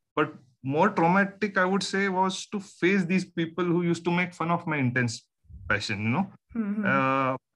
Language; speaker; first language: English; non-native, local second language; Marathi